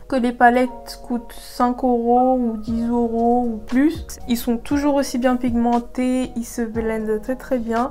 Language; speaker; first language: French; native; French